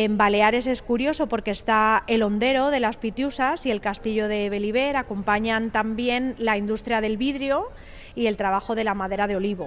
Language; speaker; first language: Spanish; native; Spanish